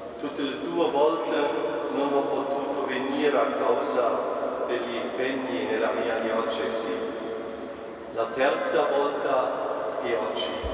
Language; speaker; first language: Italian; non-native, fluent; German